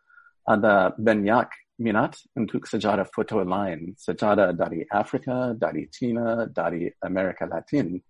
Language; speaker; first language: Indonesian; non-native, fluent; English